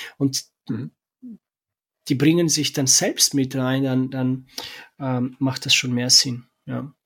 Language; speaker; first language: German; non-native, fluent; Romanian